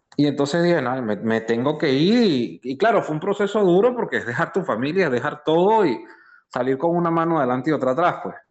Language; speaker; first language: Spanish; native; Spanish